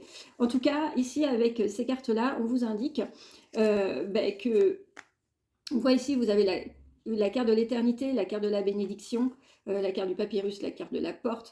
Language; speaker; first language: French; native; French